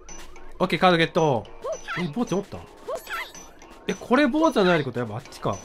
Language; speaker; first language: Japanese; native; Japanese